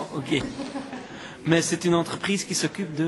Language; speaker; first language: French; non-native, local second language; Dutch